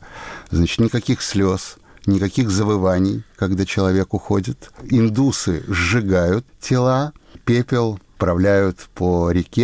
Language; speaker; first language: Russian; native; Russian